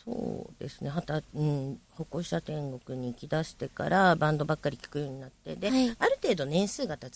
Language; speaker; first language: Japanese; native; Japanese